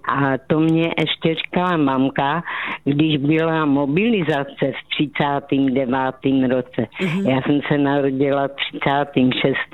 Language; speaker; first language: Czech; native; Czech